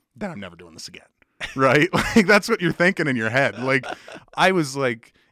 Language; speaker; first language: English; native; English